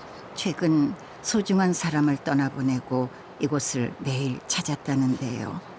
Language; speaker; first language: Korean; native; Korean